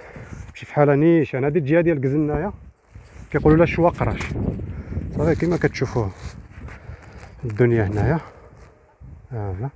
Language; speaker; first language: Arabic; native; Arabic